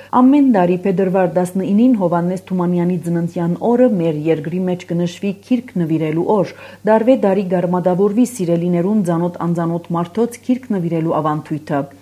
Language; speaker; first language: Armenian; early bilingual, heritage; Armenian